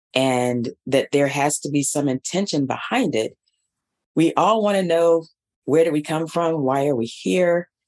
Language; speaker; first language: English; native; English